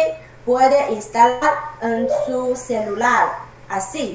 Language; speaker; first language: Spanish; non-native, learner; Chinese